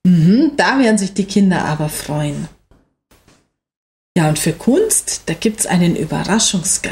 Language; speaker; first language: German; native; German